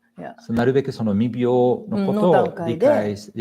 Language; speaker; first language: Japanese; non-native, fluent; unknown